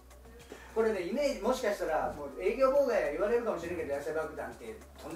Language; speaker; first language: Japanese; native; Japanese